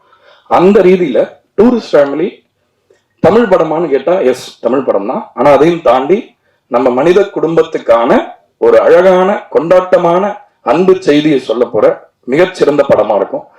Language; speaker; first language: Tamil; native; Tamil